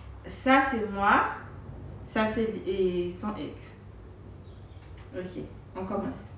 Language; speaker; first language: French; non-native, learner; Haitian Creole